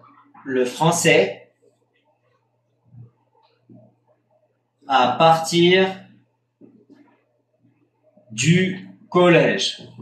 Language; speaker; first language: French; non-native, fluent; Spanish